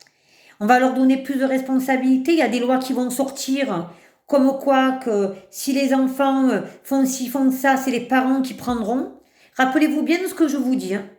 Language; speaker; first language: French; native; French